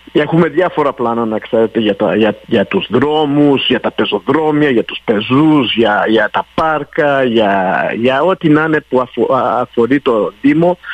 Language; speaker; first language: Greek; early bilingual, heritage; Greek